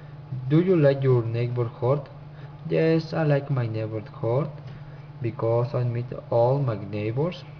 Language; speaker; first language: English; non-native, learner; Spanish